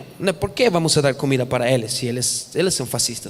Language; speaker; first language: Portuguese; non-native, fluent; Spanish